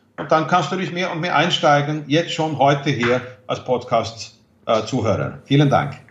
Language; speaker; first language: German; non-native, fluent; Swedish